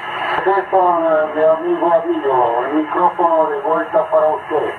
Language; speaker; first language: Spanish; non-native, learner; Portuguese